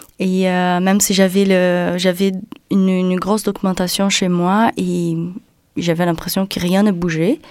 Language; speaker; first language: French; non-native, fluent; Portuguese